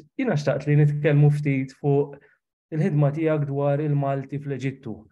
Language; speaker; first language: Maltese; native; Maltese